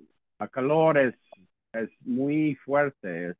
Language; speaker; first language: Spanish; non-native, learner; English